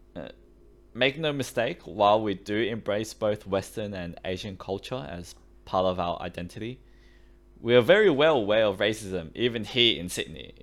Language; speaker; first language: English; early bilingual, other home language; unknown